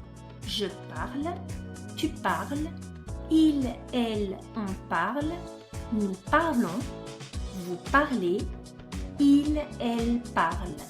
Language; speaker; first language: French; non-native, fluent; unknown